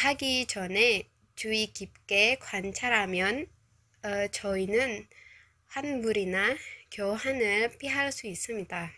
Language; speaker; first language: Korean; non-native, learner; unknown